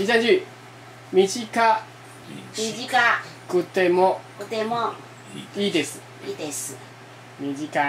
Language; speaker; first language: Japanese; non-native, learner; Chinese